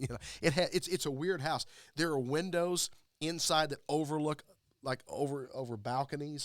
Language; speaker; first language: English; native; English